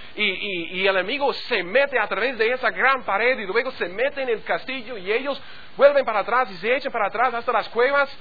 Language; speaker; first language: Spanish; non-native, fluent; English